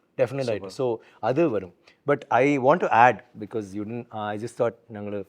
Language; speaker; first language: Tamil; non-native, learner; Malayalam